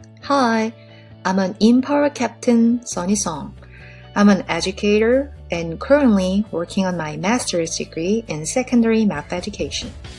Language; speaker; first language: English; non-native, fluent; Korean